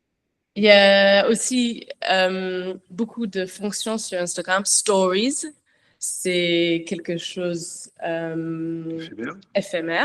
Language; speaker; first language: French; non-native, learner; English